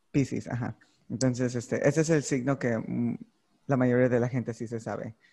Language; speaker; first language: Spanish; early bilingual, heritage; Spanish